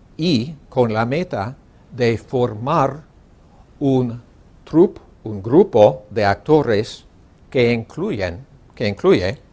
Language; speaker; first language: Spanish; non-native, learner; English